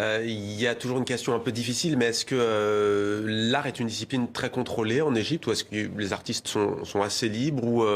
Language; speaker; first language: French; native; French